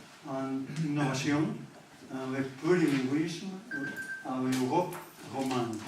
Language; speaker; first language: French; non-native, learner; Catalan